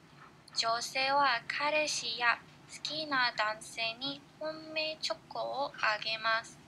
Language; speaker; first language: Japanese; non-native, learner; English